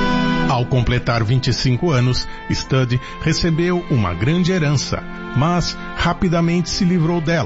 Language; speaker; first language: Portuguese; native; Portuguese